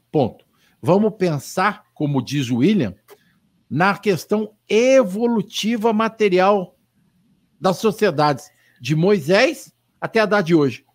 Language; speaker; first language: Portuguese; native; Portuguese